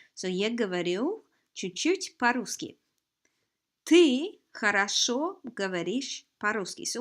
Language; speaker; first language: Russian; non-native, fluent; English